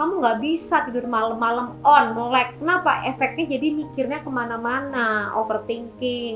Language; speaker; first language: Indonesian; native; Indonesian